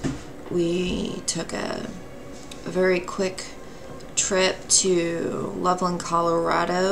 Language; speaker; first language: English; native; English